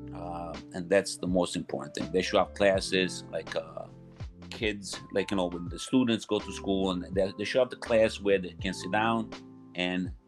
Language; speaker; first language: English; non-native, fluent; Italian